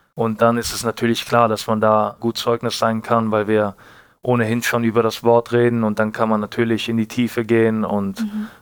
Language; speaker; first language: German; native; German